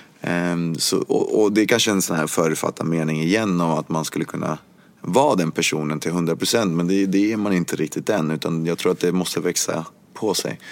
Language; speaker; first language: Swedish; early bilingual, other home language; Spanish